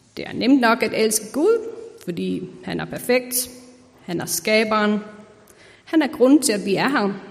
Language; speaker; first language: Danish; non-native, fluent; Icelandic